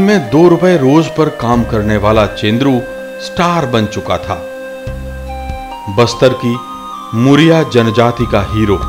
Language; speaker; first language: Hindi; native; Hindi